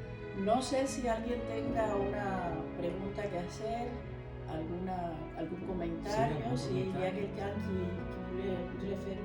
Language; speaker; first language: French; non-native, fluent; Spanish